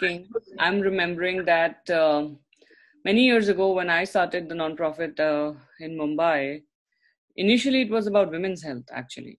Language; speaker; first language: English; non-native, local second language; Hindi